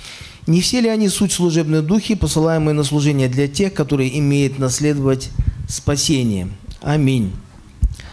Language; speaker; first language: Russian; native; Russian